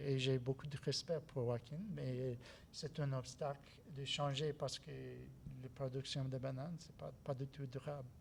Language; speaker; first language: French; non-native, learner; English